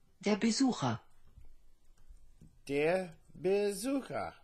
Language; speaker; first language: German; non-native, learner; English